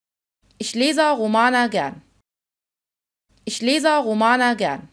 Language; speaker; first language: German; non-native, fluent; Arabic